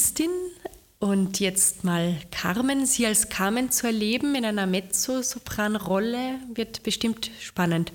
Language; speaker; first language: German; native; German